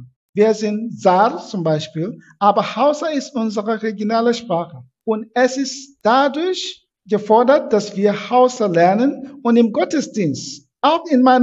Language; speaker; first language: German; non-native, fluent; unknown